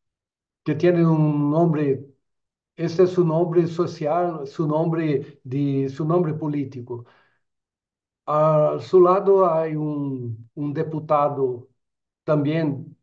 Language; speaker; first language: Spanish; non-native, fluent; Portuguese